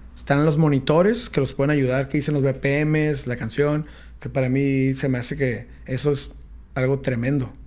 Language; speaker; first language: Spanish; native; Spanish